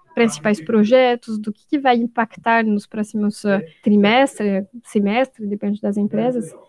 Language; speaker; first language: Portuguese; non-native, fluent; French